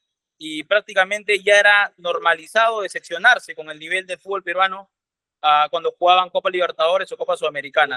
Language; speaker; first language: Spanish; native; Spanish